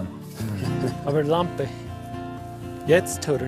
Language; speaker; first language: German; non-native, learner; English